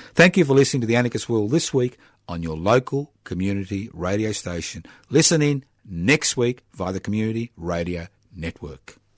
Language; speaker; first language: English; early bilingual, other home language; Italian